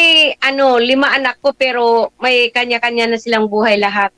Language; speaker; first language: Filipino; non-native, local second language; Cebuano